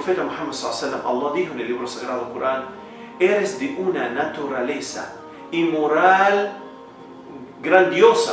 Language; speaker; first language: Spanish; non-native, fluent; Arabic